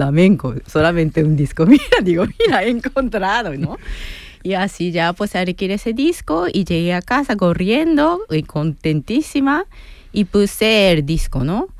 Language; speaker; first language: Spanish; non-native, fluent; Japanese